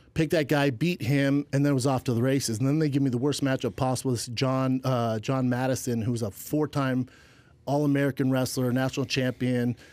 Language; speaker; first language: English; native; English